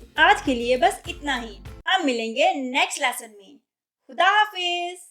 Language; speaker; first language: Urdu; native; Urdu